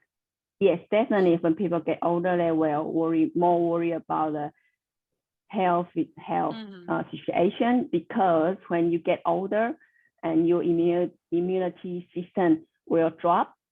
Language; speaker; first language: English; non-native, learner; Chinese